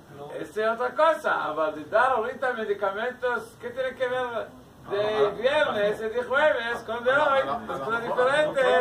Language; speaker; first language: Spanish; non-native, learner; Hebrew